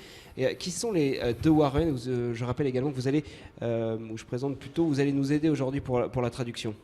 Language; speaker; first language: French; native; French